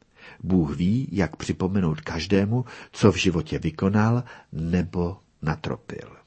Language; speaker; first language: Czech; native; Czech